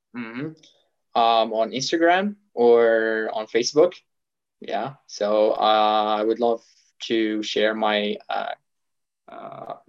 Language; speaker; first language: English; non-native, fluent; Arabic